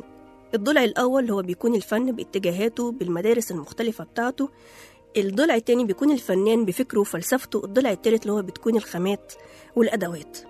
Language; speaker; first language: Arabic; native; Arabic